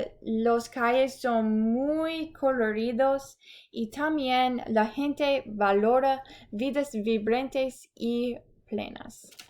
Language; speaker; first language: Spanish; non-native, learner; English